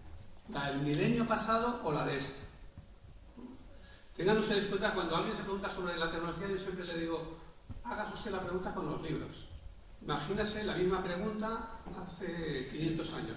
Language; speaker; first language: Spanish; native; Spanish